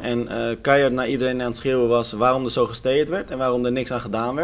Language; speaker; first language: Dutch; native; Dutch